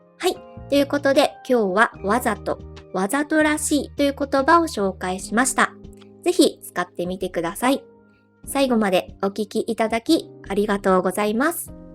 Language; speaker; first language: Japanese; native; Japanese